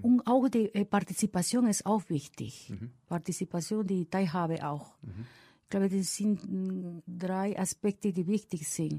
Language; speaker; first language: German; non-native, fluent; Spanish